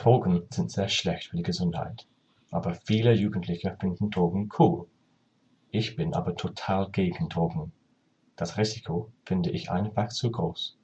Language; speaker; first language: German; non-native, learner; English